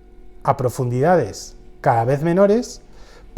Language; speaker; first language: Spanish; native; Spanish